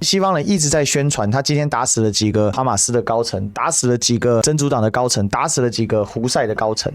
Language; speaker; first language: Chinese; native; Chinese